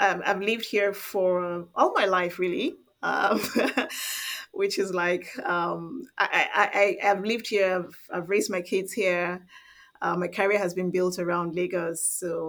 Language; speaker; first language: English; non-native, local second language; Igbo